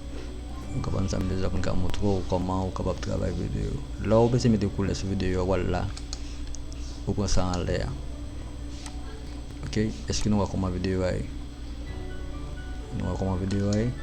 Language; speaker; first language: French; non-native, learner; Haitian Creole